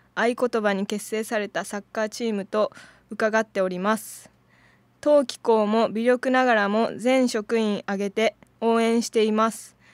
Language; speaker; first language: Japanese; native; Japanese